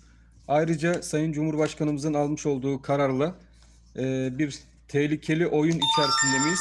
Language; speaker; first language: Turkish; native; Turkish